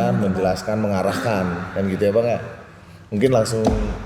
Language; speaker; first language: Indonesian; native; Indonesian